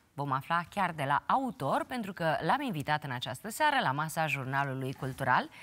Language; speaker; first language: Romanian; native; Romanian